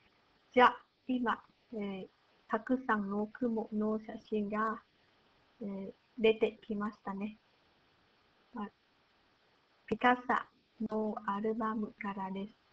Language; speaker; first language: Japanese; non-native, learner; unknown